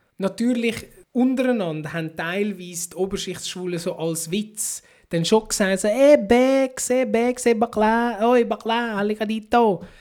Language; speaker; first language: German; early bilingual, other home language; Filipino